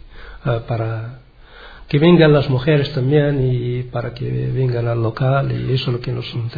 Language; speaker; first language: Spanish; non-native, learner; Arabic